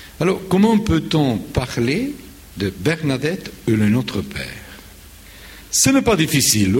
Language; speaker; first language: French; non-native, fluent; Spanish